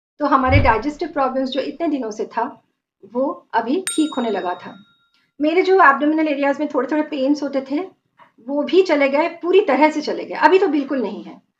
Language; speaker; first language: Hindi; non-native, local second language; Bangla